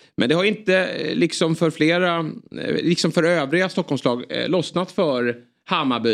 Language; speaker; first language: Swedish; native; Swedish